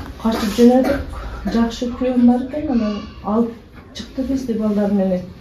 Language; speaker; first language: Kyrgyz; native; Kyrgyz